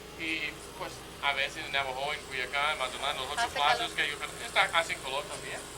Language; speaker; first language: Spanish; non-native, fluent; English